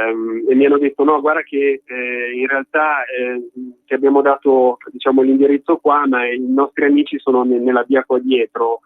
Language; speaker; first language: Italian; native; Italian